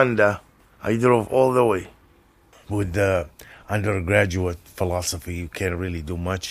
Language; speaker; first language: English; non-native, fluent; Arabic